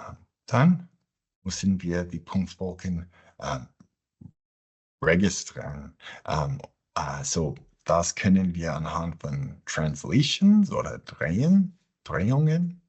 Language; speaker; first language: German; non-native, fluent; English